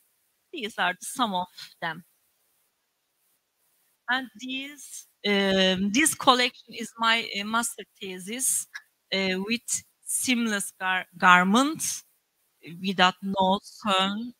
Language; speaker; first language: English; non-native, learner; Turkish